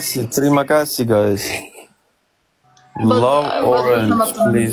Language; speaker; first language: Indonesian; non-native, learner; Turkish